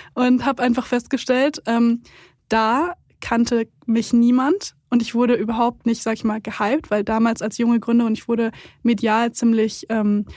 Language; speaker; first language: German; native; German